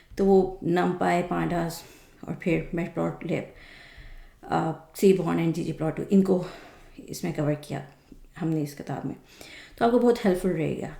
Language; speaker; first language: Urdu; native; Urdu